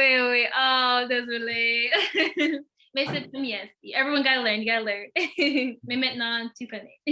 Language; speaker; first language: French; non-native, learner; English